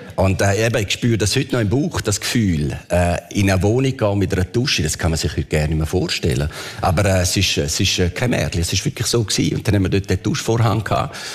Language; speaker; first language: German; early bilingual, other home language; Italian